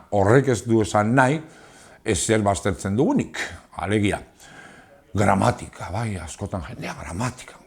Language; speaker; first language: Basque; non-native, local second language; Spanish